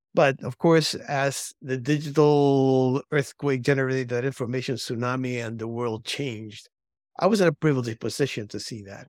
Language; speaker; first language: English; early bilingual, other home language; Spanish